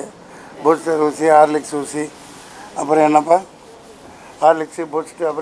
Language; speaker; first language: Tamil; native; Tamil